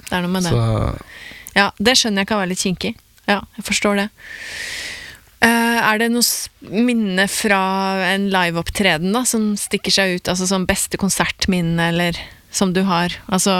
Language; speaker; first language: Norwegian; native; Norwegian